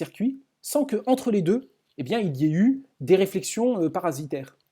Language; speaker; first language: French; native; French